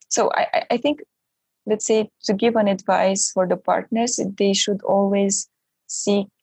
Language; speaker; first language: English; non-native, fluent; Romanian